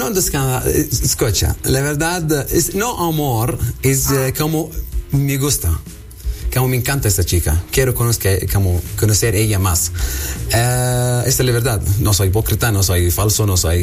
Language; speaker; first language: Spanish; non-native, learner; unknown